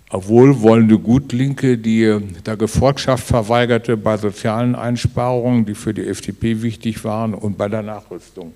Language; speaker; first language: German; native; German